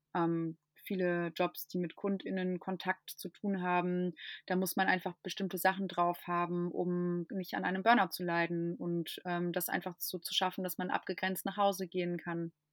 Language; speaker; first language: German; non-native, fluent; English